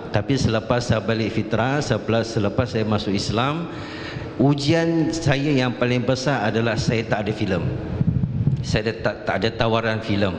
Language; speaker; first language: Malay; non-native, local second language; Chinese